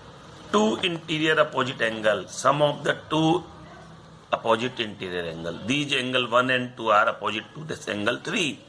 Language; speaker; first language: English; non-native, local second language; Hindi